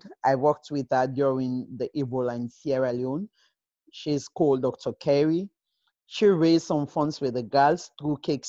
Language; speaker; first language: English; non-native, local second language; Krio